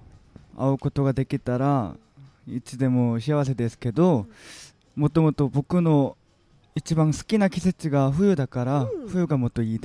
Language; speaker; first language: Japanese; non-native, learner; Korean